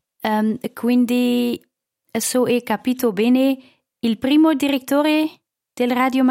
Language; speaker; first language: Italian; non-native, fluent; Dutch